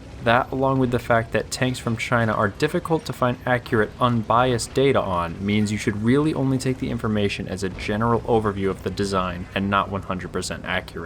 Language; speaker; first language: English; native; English